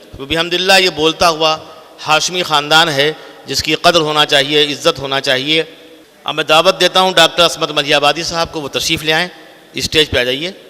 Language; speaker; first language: Urdu; native; Urdu